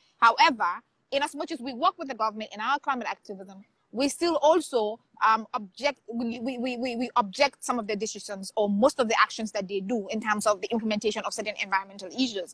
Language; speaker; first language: English; non-native, local second language; Wolof